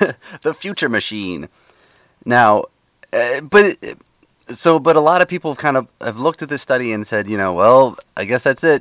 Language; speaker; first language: English; native; English